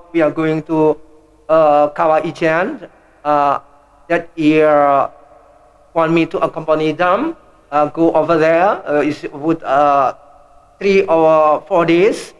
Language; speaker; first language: English; non-native, learner; Indonesian